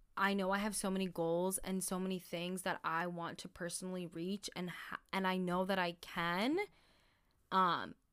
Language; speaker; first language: English; early bilingual, other home language; Somali